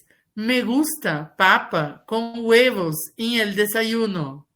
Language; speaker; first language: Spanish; non-native, fluent; Portuguese